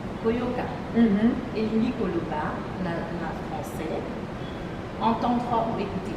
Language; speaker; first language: French; non-native, local second language; Lingala